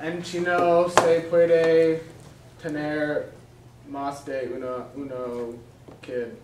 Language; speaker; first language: Spanish; non-native, learner; English